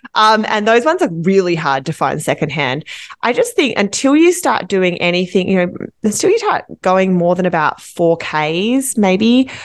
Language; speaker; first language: English; native; English